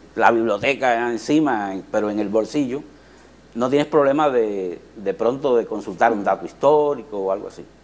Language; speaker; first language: Spanish; native; Spanish